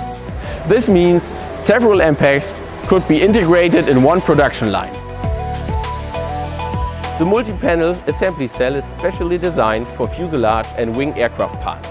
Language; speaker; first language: English; non-native, fluent; German